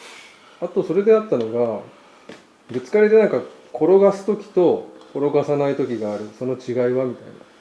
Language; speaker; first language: Japanese; native; Japanese